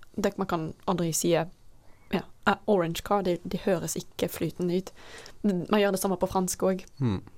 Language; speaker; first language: Norwegian; non-native, fluent; Dutch